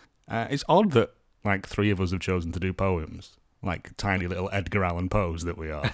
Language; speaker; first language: English; native; English